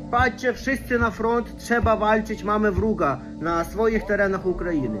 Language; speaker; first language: Polish; non-native, fluent; Russian